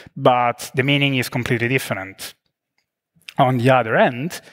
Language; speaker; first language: English; non-native, fluent; Italian